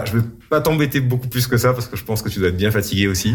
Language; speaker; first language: French; native; French